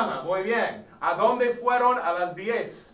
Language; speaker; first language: Spanish; non-native, fluent; English